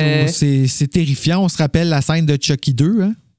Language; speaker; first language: French; native; French